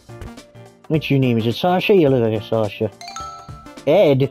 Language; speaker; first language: English; native; English